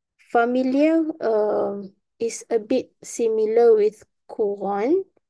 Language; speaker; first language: English; non-native, local second language; Malay